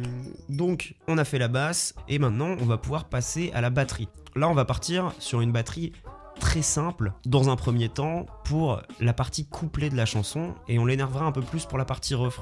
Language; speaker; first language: French; native; French